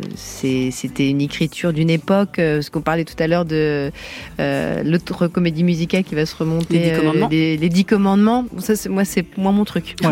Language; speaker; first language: French; early bilingual, other home language; Vietnamese